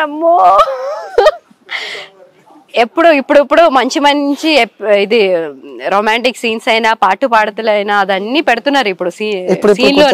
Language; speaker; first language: Telugu; non-native, fluent; Malayalam